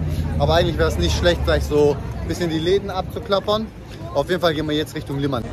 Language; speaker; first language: German; early bilingual, other home language; Turkish